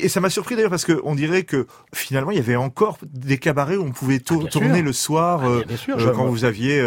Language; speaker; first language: French; native; French